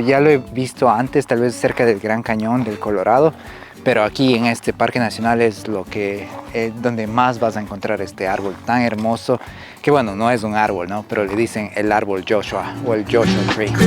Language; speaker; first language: Spanish; native; Spanish